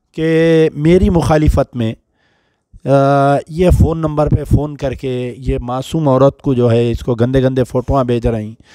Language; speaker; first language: Hindi; non-native, local second language; Urdu